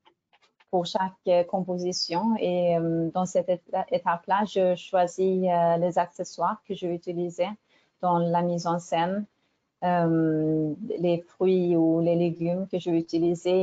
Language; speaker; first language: French; non-native, fluent; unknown